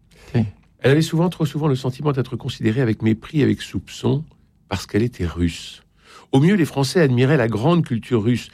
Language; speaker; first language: French; native; French